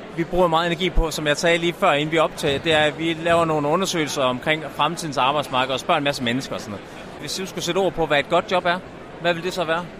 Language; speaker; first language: Danish; native; Danish